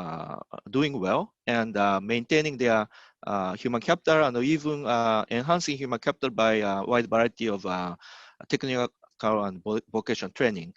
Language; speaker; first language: English; non-native, fluent; Japanese